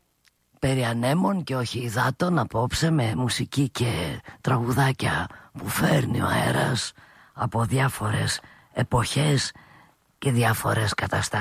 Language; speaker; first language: Greek; native; Greek